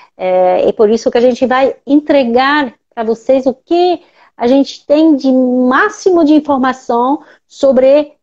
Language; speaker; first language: Portuguese; non-native, fluent; French